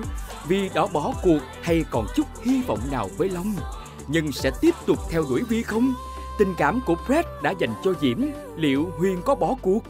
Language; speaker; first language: Vietnamese; native; Vietnamese